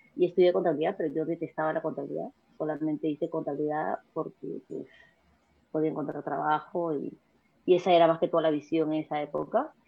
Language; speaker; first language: Spanish; native; Spanish